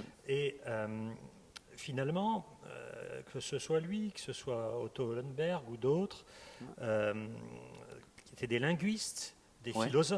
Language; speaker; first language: French; native; French